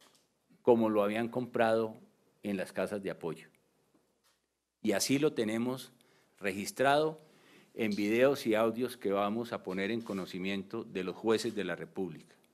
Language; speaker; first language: Spanish; native; Spanish